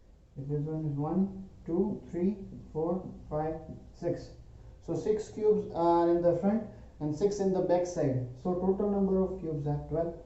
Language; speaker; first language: English; non-native, local second language; Hindi